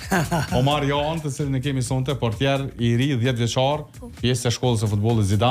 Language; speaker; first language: Albanian; native; Albanian